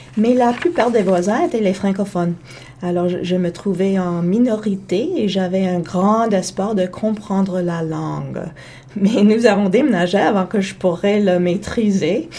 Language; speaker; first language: French; non-native, local second language; English